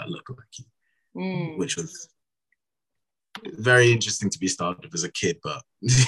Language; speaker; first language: English; native; English